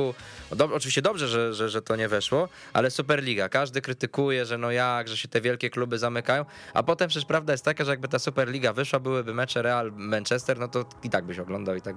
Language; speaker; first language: Polish; native; Polish